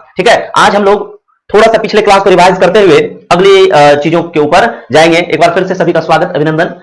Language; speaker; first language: Hindi; native; Hindi